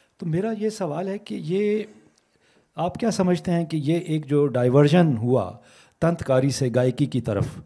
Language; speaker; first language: Urdu; native; Urdu